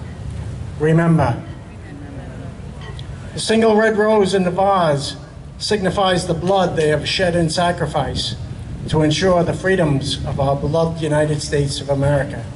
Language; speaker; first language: English; native; English